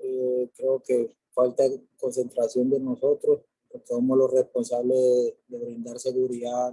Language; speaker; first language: Spanish; native; Spanish